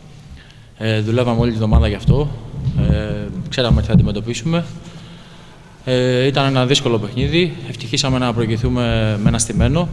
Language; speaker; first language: Greek; native; Greek